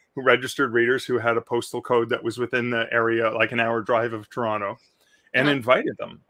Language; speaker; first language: English; native; English